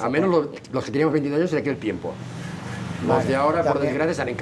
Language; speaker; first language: Spanish; native; Spanish